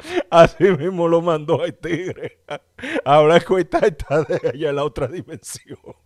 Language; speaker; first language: Spanish; native; Spanish